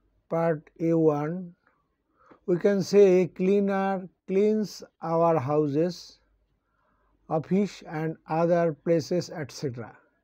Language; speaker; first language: English; non-native, local second language; Bangla